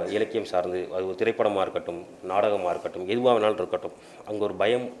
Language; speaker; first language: Tamil; native; Tamil